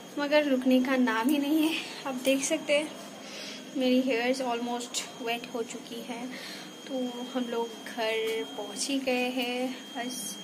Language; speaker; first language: Hindi; non-native, local second language; Bangla